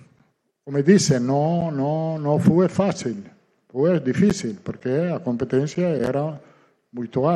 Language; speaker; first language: Portuguese; non-native, learner; Italian